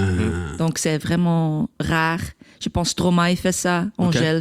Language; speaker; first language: French; non-native, local second language; Dutch